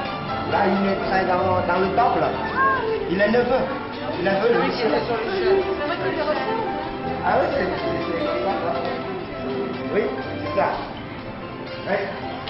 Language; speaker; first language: French; non-native, learner; Vietnamese